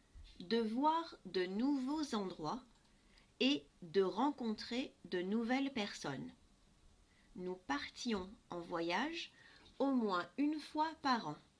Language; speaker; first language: French; non-native, fluent; English